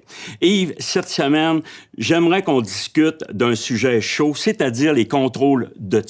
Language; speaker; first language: French; native; French